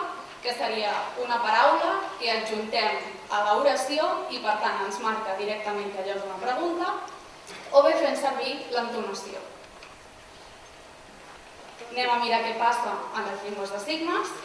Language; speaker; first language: Catalan; native; Catalan